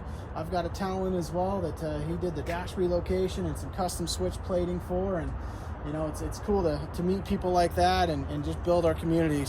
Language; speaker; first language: English; native; English